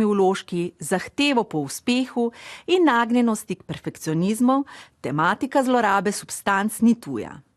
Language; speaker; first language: Slovenian; native; Slovenian